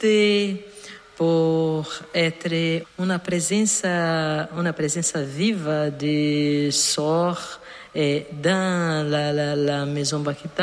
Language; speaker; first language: French; non-native, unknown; Portuguese